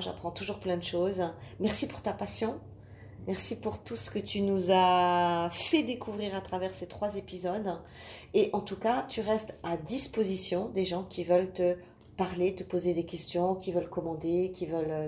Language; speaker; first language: French; native; French